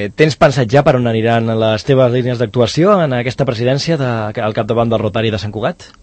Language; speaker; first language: Catalan; native; Catalan